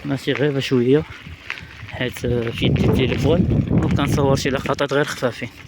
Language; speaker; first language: Arabic; native; Arabic